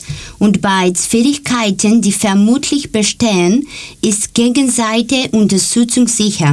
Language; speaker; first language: German; non-native, learner; Greek